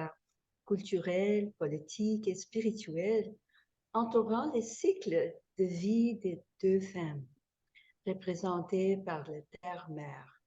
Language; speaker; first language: French; non-native, fluent; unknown